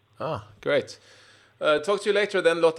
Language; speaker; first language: English; non-native, fluent; Swedish